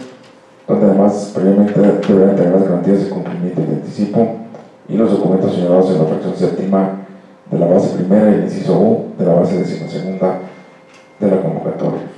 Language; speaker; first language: Spanish; native; Spanish